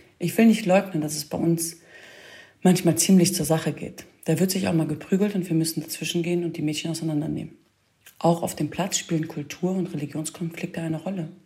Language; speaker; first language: German; early bilingual, other home language; Kurdish